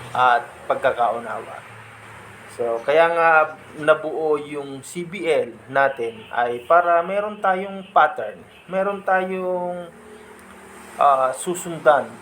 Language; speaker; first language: Filipino; non-native, local second language; Bikol